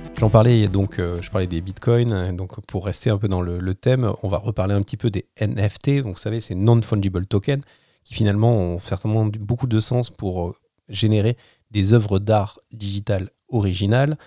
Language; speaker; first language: French; native; French